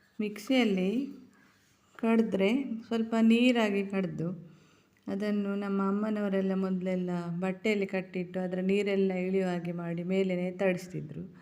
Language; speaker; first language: Kannada; non-native, local second language; Tulu